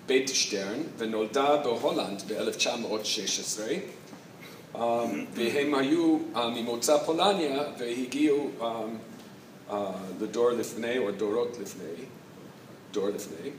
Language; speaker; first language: Hebrew; non-native, fluent; English